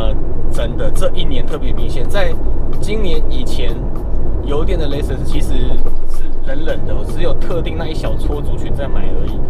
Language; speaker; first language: Chinese; native; Chinese